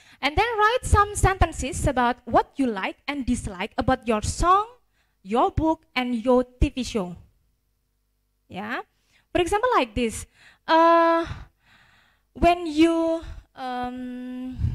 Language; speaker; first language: English; non-native, fluent; Indonesian